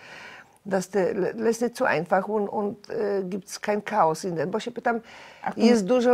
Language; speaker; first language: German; non-native, learner; Polish